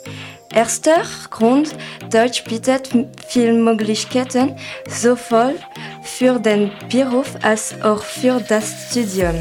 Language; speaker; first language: German; non-native, learner; Malagasy